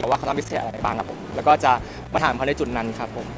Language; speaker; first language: Thai; native; Thai